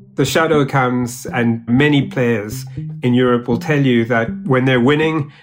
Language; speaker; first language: English; native; English